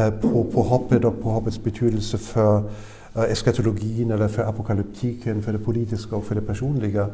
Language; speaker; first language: Swedish; non-native, fluent; German